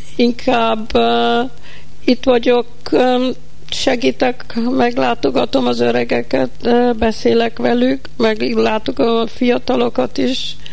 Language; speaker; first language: Hungarian; early bilingual, heritage; Hungarian